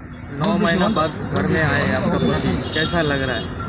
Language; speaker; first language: Hindi; non-native, local second language; Nepali